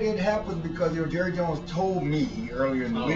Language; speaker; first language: English; native; English